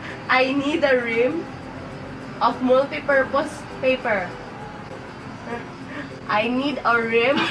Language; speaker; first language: English; non-native, local second language; Filipino